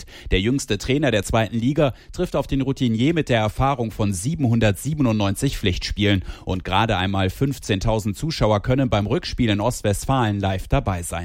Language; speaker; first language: German; native; German